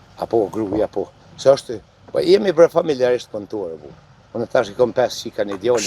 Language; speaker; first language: Albanian; native; Albanian